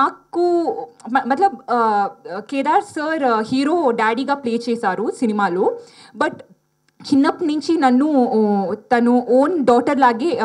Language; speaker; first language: Telugu; non-native, learner; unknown